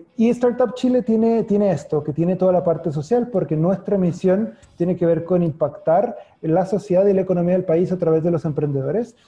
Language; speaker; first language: Spanish; native; Spanish